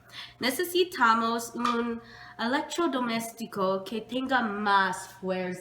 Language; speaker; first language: Spanish; non-native, learner; English